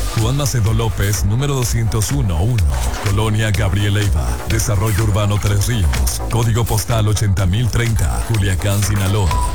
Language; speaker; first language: Spanish; native; Spanish